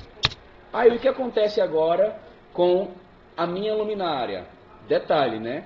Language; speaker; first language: Portuguese; native; Portuguese